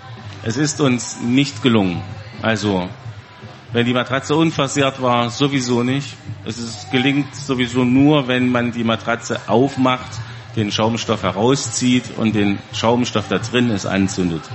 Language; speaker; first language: German; native; German